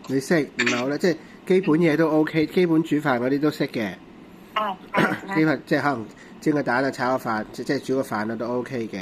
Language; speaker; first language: Cantonese; native; Cantonese